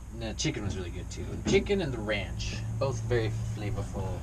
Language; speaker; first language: English; native; English